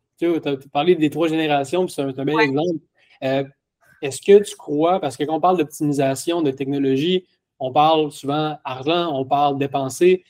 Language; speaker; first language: French; native; French